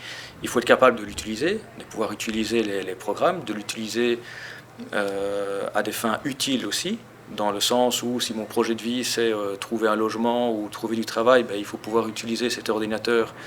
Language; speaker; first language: French; native; French